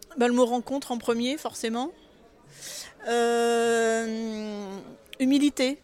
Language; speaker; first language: French; native; French